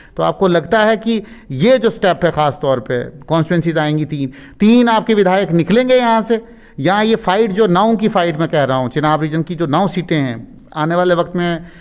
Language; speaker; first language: Hindi; non-native, local second language; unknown